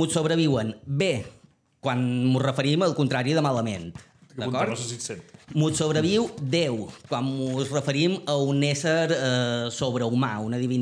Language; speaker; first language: Catalan; native; Catalan